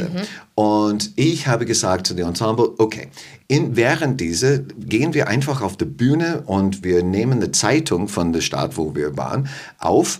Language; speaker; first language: German; non-native, fluent; English